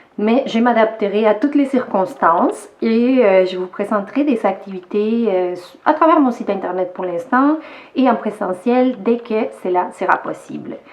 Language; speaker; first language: French; non-native, fluent; Spanish